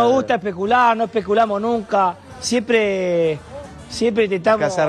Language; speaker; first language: Spanish; native; Spanish